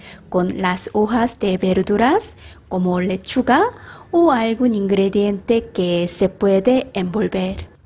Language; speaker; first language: Spanish; non-native, fluent; Korean